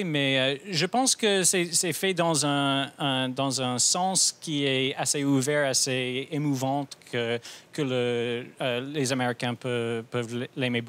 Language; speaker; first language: French; non-native, fluent; English